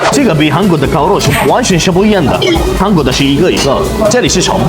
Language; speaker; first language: Chinese; non-native, learner; Korean